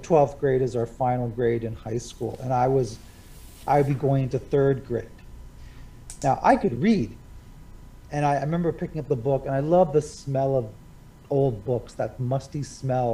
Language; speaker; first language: English; native; English